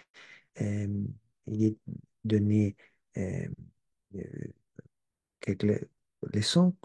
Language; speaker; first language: French; non-native, learner; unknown